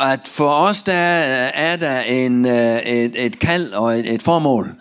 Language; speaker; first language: Danish; non-native, fluent; Russian